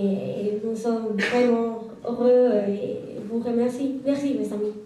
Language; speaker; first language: French; non-native, fluent; Spanish